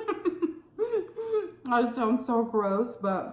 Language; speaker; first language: English; native; English